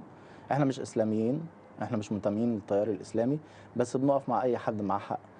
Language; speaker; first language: Arabic; native; Arabic